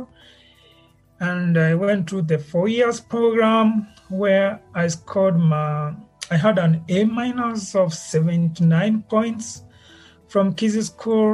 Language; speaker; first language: English; non-native, local second language; Gusii